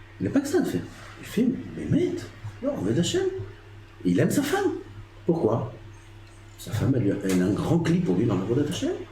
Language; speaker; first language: French; native; French